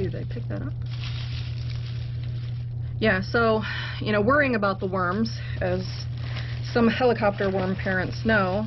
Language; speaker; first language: English; native; English